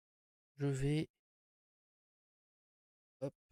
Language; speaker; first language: French; native; French